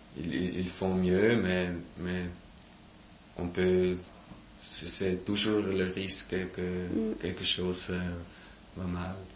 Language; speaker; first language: French; non-native, local second language; German